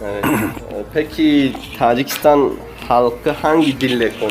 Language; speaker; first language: Turkish; non-native, learner; Tajik